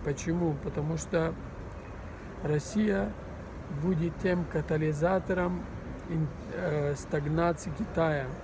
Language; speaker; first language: Russian; non-native, fluent; Persian